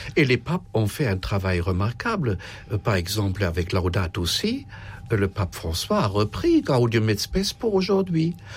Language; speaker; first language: French; non-native, fluent; German